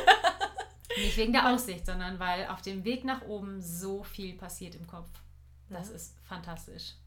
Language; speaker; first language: German; native; German